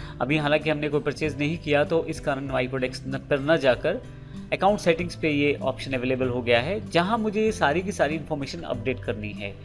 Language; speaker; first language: Hindi; native; Hindi